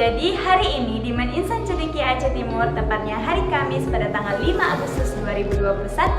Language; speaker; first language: Indonesian; native; Indonesian